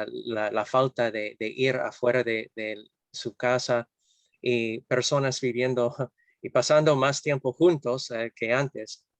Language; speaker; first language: Spanish; non-native, fluent; English